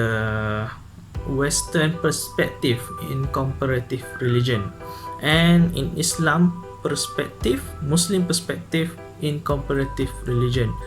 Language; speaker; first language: English; non-native, learner; Malay